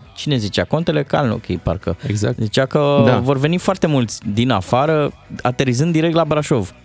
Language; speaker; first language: Romanian; native; Romanian